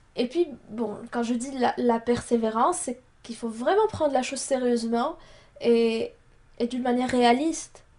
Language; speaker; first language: French; non-native, local second language; Arabic